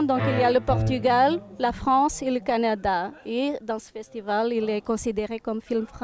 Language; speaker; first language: French; non-native, fluent; Portuguese